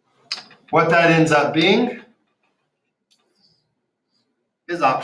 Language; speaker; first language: English; native; English